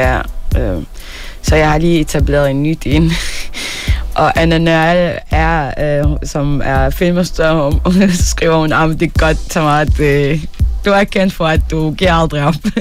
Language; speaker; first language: Danish; early bilingual, other home language; Arabic